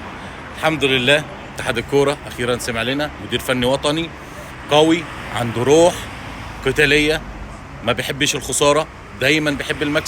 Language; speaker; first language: Arabic; native; Arabic